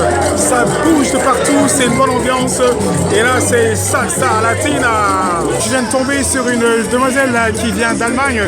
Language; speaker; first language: French; native; French